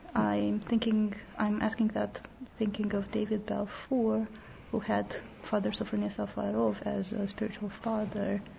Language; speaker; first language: English; non-native, fluent; Romanian